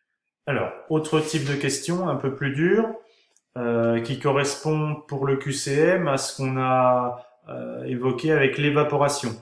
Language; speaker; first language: French; native; French